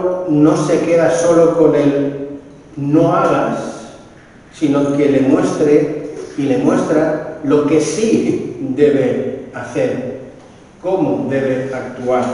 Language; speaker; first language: Spanish; native; Spanish